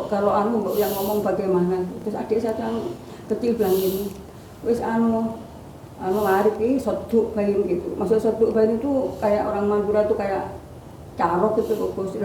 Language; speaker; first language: Indonesian; non-native, local second language; Madurese